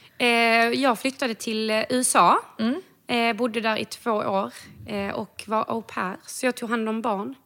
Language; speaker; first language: Swedish; native; Swedish